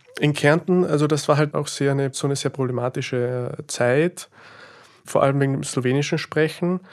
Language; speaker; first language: German; native; German